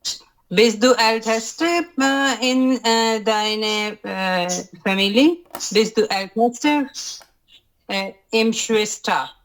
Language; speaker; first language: German; non-native, learner; Urdu